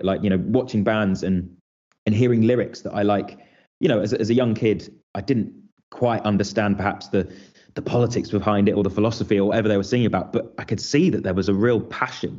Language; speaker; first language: English; native; English